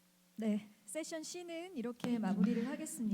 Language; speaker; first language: Korean; native; Korean